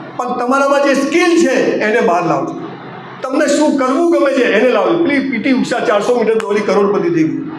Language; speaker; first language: Gujarati; native; Gujarati